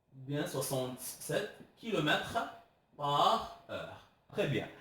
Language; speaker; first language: French; non-native, local second language; Arabic